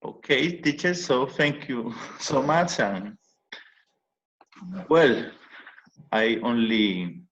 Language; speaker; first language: English; non-native, learner; Spanish